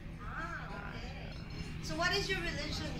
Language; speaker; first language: English; non-native, learner; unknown